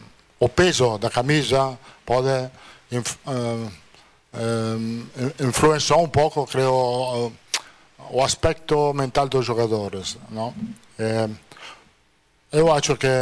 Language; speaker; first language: Portuguese; non-native, fluent; Italian